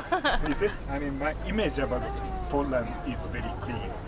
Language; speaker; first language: English; non-native, fluent; Japanese